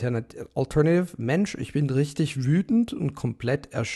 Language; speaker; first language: German; non-native, fluent; Italian